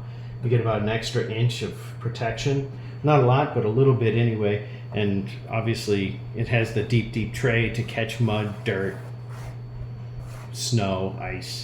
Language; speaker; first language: English; native; English